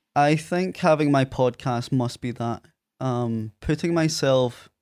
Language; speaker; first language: English; native; English